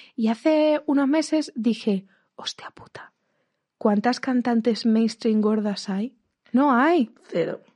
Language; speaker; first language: Spanish; native; Spanish